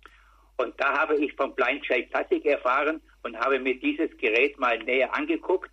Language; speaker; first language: German; native; German